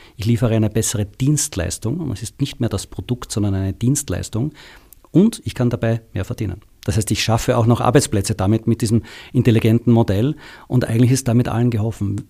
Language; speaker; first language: German; native; German